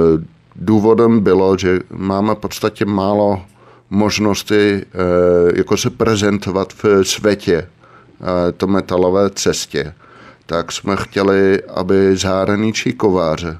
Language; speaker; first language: Czech; non-native, fluent; Dutch